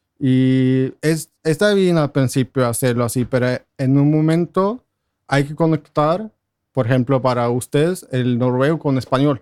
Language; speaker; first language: Spanish; non-native, fluent; Norwegian